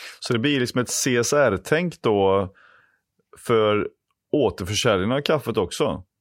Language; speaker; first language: Swedish; native; Swedish